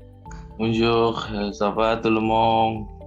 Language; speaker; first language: French; non-native, learner; Indonesian